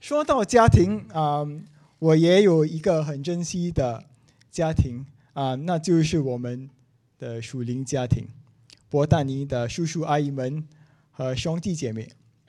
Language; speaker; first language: Chinese; non-native, local second language; English